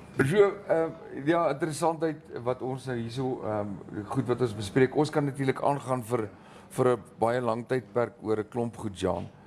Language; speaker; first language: Afrikaans; native; Afrikaans